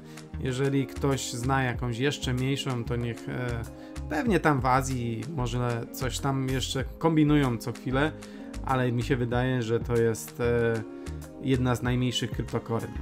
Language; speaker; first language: Polish; native; Polish